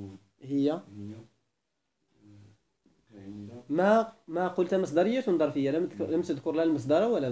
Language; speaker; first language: Arabic; native; Arabic